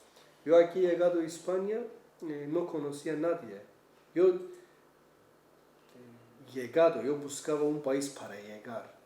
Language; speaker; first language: Spanish; non-native, learner; Kurdish